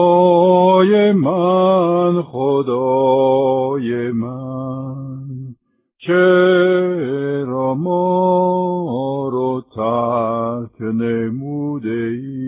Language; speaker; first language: Persian; non-native, fluent; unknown